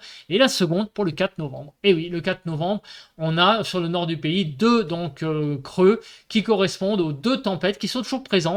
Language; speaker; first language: French; native; French